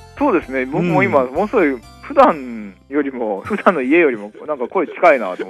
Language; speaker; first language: Japanese; native; Japanese